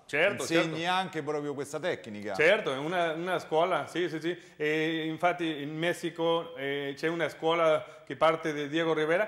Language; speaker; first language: Italian; non-native, learner; Spanish